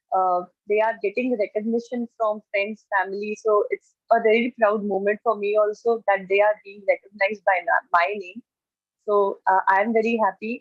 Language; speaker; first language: English; non-native, local second language; Hindi